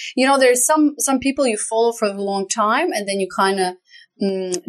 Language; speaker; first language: English; non-native, fluent; Romanian